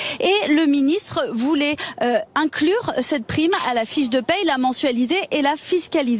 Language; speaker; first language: French; native; French